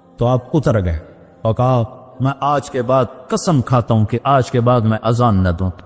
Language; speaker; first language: Urdu; non-native, local second language; Punjabi